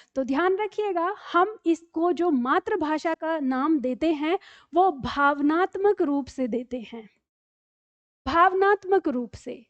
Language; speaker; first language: Hindi; native; Hindi